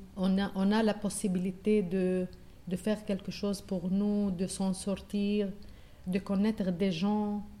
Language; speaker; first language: French; non-native, local second language; Arabic